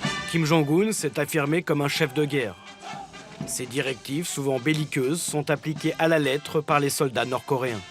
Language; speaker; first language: French; native; French